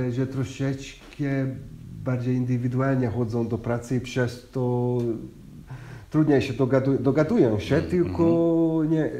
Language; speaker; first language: Polish; non-native, fluent; Hungarian